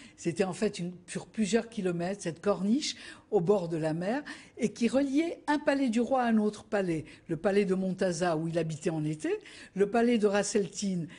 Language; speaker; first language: French; native; French